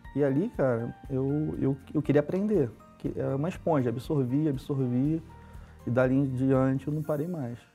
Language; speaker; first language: Portuguese; native; Portuguese